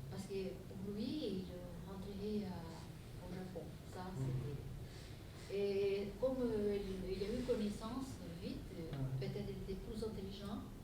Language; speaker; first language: French; non-native, fluent; Portuguese